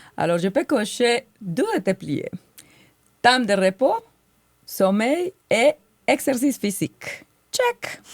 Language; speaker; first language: French; non-native, fluent; Spanish